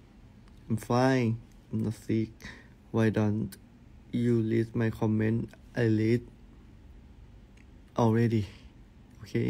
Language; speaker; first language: English; non-native, learner; Thai